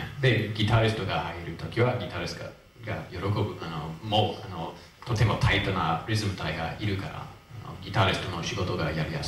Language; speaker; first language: Japanese; non-native, fluent; English